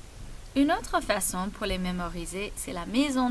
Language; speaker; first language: French; non-native, fluent; English